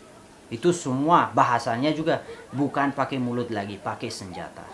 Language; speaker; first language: Indonesian; non-native, fluent; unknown